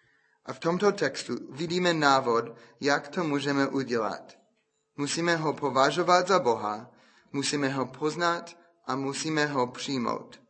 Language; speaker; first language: Czech; non-native, fluent; English